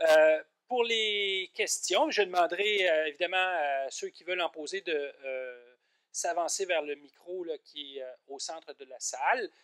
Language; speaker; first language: French; native; French